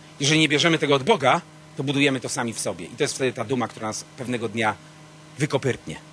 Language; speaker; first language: Polish; native; Polish